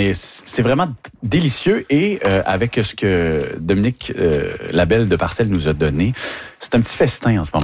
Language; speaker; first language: French; native; French